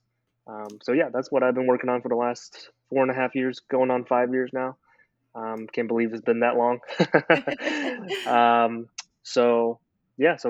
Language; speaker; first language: English; native; English